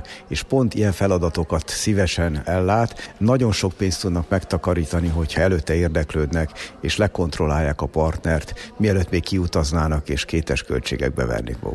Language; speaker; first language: Hungarian; native; Hungarian